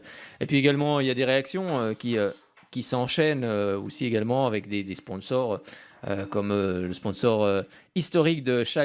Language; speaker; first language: French; native; French